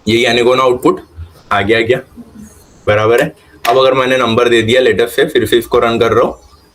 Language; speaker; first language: Hindi; non-native, local second language; Marathi